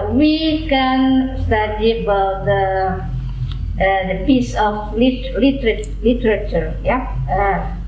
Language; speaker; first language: English; non-native, fluent; Indonesian